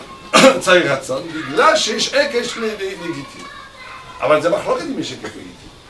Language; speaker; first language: Hebrew; non-native, fluent; French